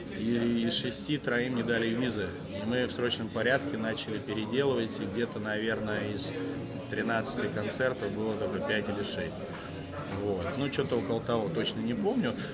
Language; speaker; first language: Russian; native; Russian